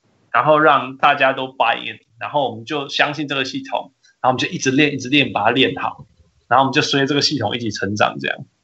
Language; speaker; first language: Chinese; native; Chinese